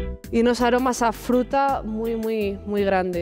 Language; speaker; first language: Spanish; native; Spanish